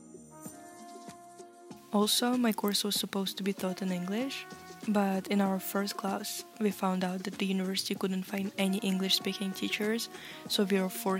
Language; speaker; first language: English; non-native, fluent; Russian